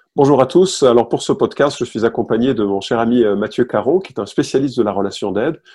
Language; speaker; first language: French; native; French